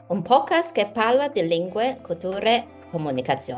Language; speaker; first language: Italian; non-native, learner; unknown